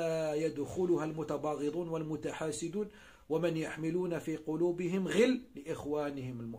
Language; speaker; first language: Arabic; native; Arabic